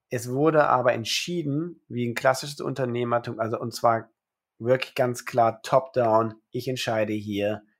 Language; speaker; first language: German; native; German